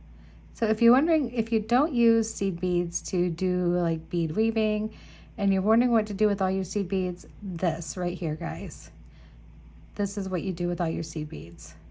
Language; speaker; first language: English; native; English